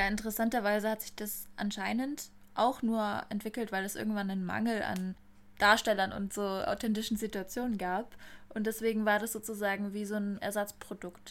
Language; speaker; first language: German; native; German